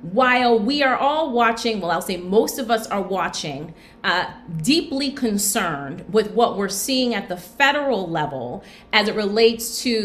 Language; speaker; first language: English; native; English